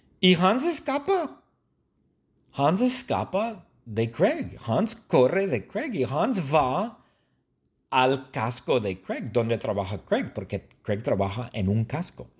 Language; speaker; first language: Spanish; non-native, fluent; English